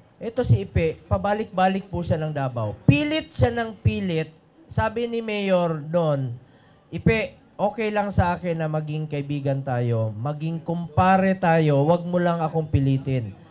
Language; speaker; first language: Filipino; non-native, local second language; Cebuano